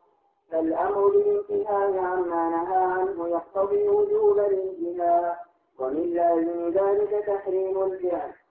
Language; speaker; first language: Arabic; native; Arabic